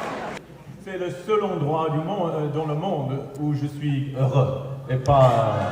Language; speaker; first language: French; non-native, fluent; English